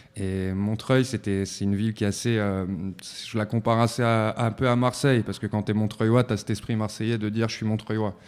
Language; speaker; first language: French; native; French